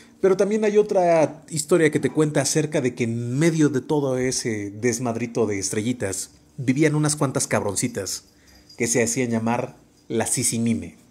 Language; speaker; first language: Spanish; native; Spanish